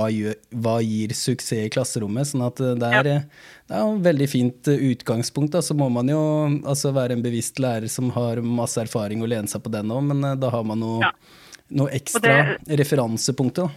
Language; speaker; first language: Norwegian; native; Norwegian